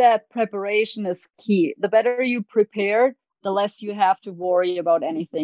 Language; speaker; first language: English; non-native, fluent; German